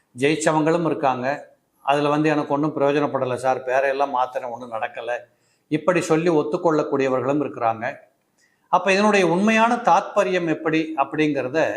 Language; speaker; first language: Tamil; native; Tamil